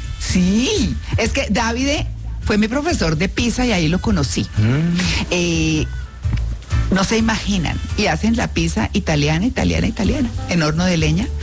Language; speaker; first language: Spanish; native; Spanish